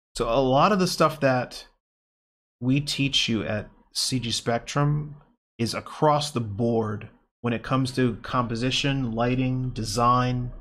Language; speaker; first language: English; native; English